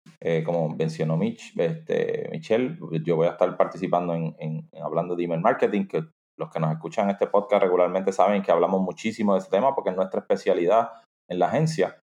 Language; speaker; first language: Spanish; native; Spanish